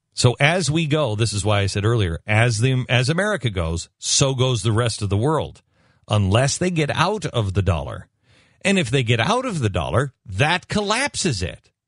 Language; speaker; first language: English; native; English